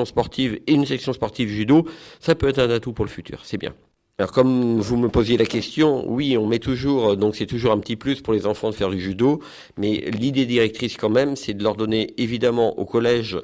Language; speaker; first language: French; native; French